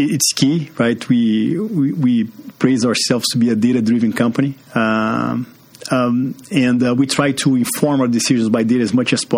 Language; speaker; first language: English; non-native, fluent; Portuguese